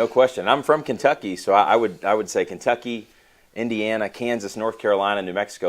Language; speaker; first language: English; native; English